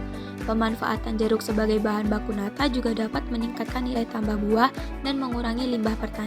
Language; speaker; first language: Indonesian; native; Indonesian